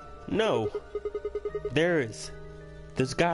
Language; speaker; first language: English; native; English